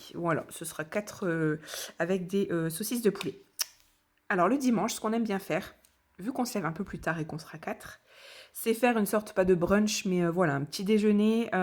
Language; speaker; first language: French; native; French